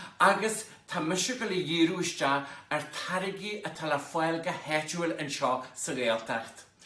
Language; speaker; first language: Irish; native; Irish